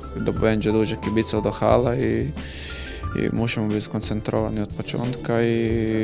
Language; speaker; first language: Polish; non-native, learner; Croatian